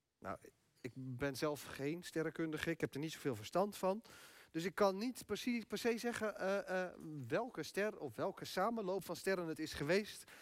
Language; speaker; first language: Dutch; native; Dutch